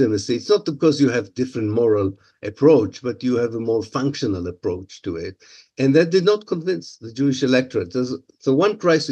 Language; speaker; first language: English; non-native, fluent; Hebrew